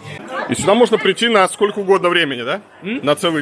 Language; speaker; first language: Russian; native; Russian